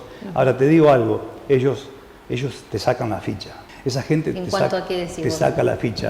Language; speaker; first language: Spanish; native; Spanish